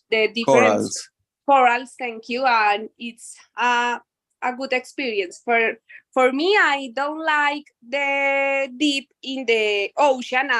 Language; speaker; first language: English; non-native, learner; Spanish